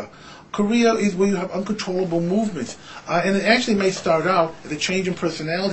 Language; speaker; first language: English; native; English